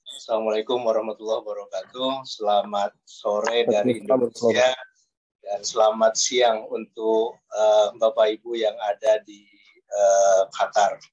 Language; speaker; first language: Indonesian; native; Indonesian